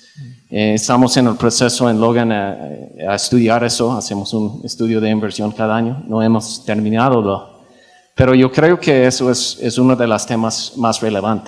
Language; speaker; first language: Spanish; non-native, fluent; English